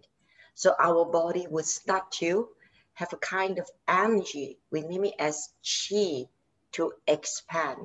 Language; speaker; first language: English; non-native, local second language; Chinese